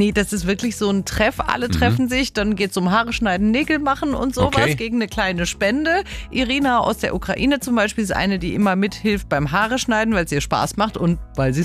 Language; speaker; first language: German; native; German